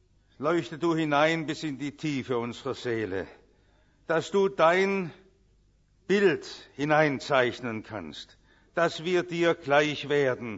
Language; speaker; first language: German; native; German